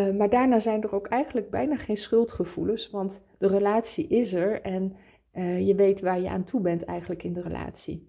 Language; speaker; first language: Dutch; early bilingual, heritage; Dutch